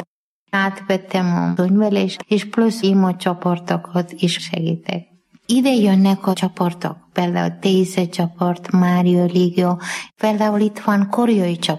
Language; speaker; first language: Hungarian; non-native, fluent; Malayalam